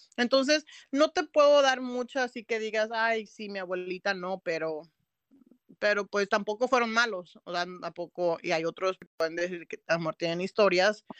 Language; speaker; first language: Spanish; native; Spanish